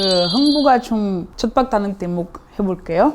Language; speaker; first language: Korean; non-native, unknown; French